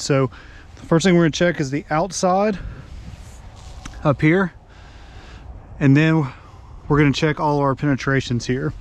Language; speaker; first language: English; native; English